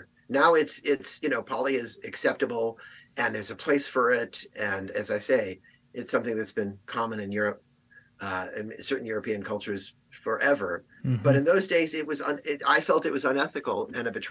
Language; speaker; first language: English; native; English